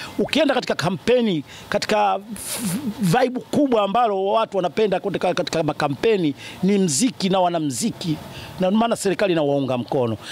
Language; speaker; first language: Swahili; native; Swahili